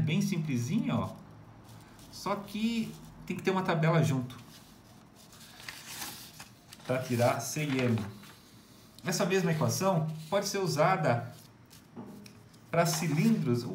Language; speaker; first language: Portuguese; native; Portuguese